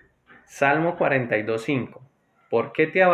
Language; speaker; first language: Spanish; native; Spanish